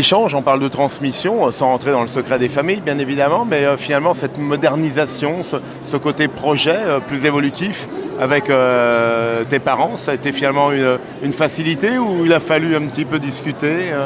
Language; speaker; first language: French; native; French